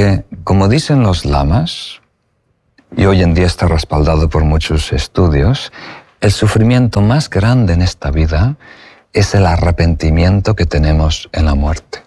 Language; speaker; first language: Spanish; native; Spanish